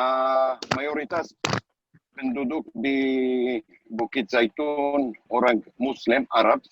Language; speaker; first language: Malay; non-native, learner; Hebrew